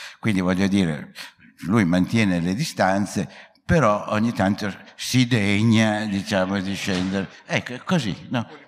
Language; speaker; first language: Italian; native; Italian